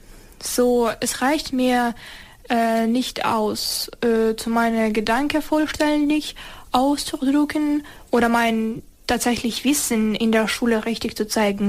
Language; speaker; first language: German; non-native, fluent; Ukrainian